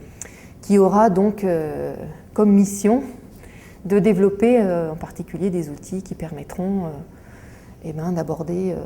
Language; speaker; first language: French; native; French